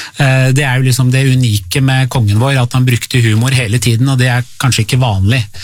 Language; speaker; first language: Norwegian; early bilingual, other home language; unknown